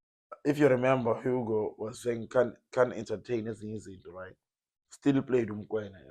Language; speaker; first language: English; non-native, local second language; Zulu